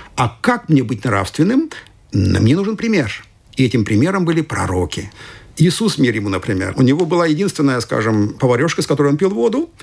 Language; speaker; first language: Russian; non-native, fluent; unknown